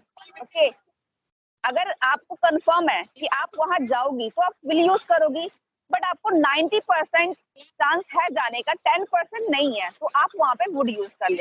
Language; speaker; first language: Hindi; native; Hindi